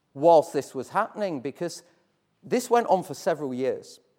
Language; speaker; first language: English; native; English